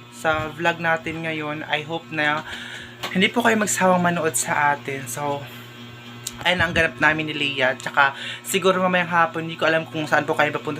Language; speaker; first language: Filipino; non-native, local second language; Cebuano